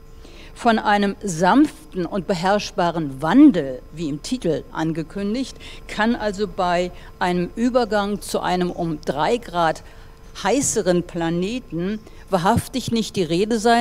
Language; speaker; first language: German; native; German